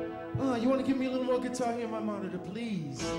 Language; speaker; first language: English; native; English